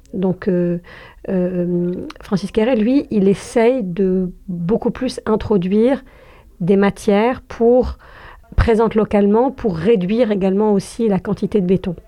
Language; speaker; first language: French; non-native, local second language; Arabic